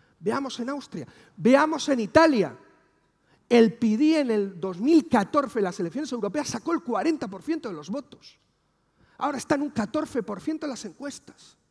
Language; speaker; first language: Spanish; native; Spanish